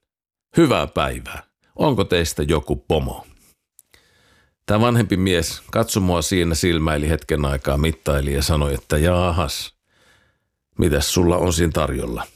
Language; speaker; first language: Finnish; native; Finnish